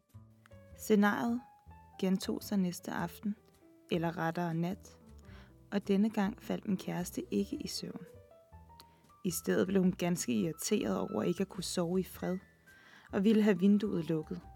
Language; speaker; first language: Danish; native; Danish